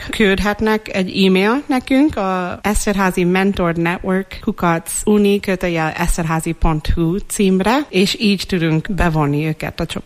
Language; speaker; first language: Hungarian; non-native, fluent; English